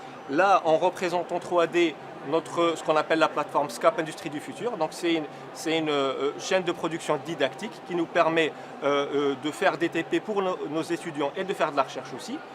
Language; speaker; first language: French; native; French